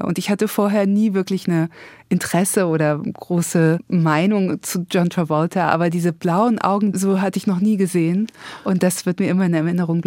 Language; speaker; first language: German; native; German